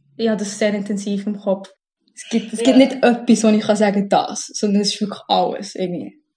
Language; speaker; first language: German; early bilingual, other home language; Arabic